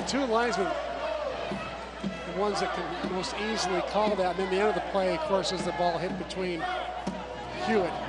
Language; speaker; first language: English; native; English